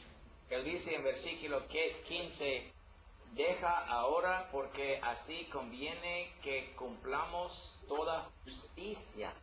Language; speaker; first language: Spanish; non-native, learner; English